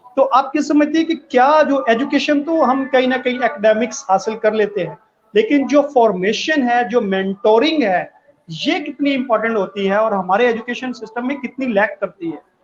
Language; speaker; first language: Urdu; native; Urdu